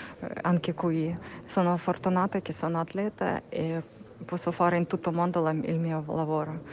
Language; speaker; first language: Italian; non-native, learner; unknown